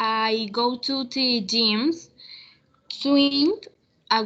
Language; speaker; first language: English; non-native, learner; Spanish